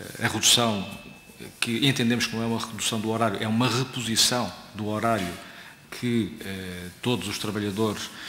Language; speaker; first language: Portuguese; native; Portuguese